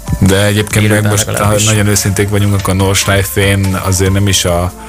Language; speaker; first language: Hungarian; native; Hungarian